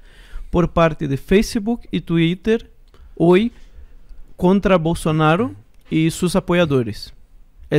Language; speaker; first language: Spanish; non-native, fluent; Portuguese